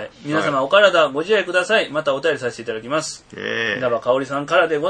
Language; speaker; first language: Japanese; native; Japanese